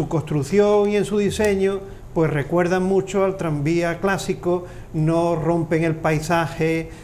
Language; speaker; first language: Spanish; native; Spanish